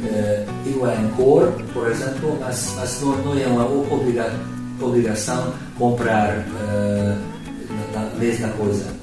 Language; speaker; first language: Portuguese; non-native, learner; Hungarian